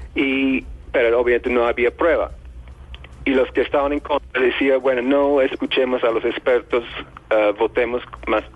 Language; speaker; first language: Spanish; non-native, fluent; English